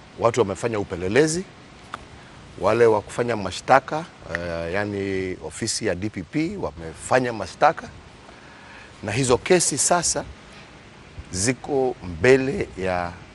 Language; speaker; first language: Swahili; non-native, local second language; Kikuyu